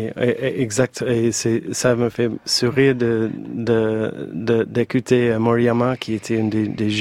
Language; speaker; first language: French; non-native, fluent; English